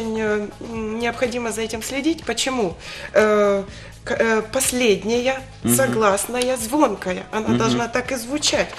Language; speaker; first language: Russian; native; Russian